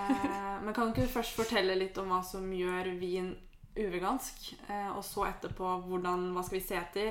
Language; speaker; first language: Norwegian; native; Norwegian